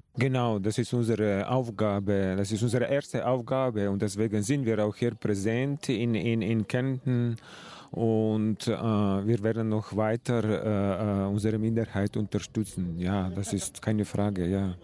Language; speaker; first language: German; non-native, fluent; Slovenian